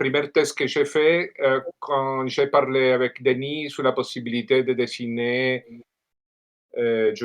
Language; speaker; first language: French; non-native, learner; Italian